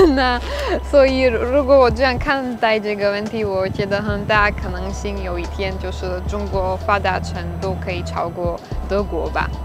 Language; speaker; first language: Chinese; non-native, fluent; Slovak